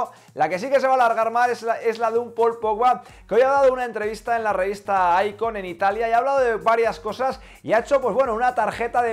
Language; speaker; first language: Spanish; native; Spanish